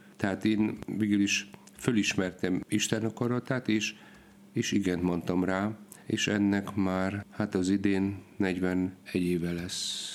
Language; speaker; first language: Hungarian; non-native, fluent; Polish